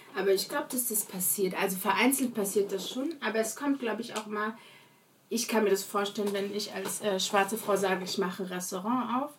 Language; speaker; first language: German; early bilingual, other home language; Portuguese